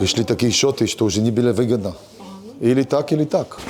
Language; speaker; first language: Russian; early bilingual, heritage; Hebrew